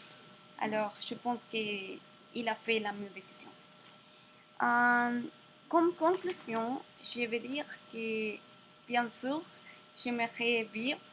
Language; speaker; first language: French; non-native, learner; Spanish